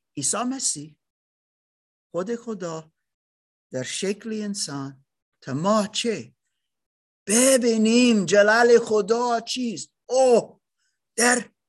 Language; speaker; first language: Persian; non-native, learner; German